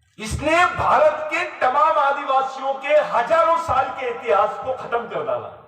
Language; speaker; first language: Hindi; non-native, local second language; Marathi